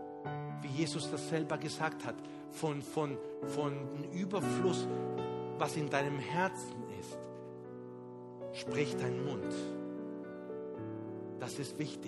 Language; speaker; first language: German; non-native, fluent; Spanish